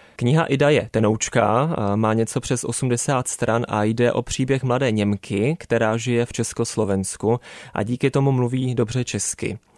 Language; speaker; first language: Czech; native; Czech